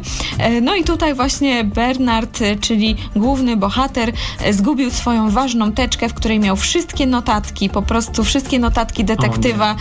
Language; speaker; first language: Polish; native; Polish